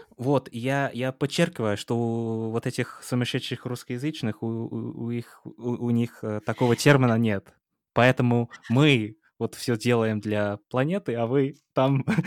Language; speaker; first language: Russian; non-native, fluent; English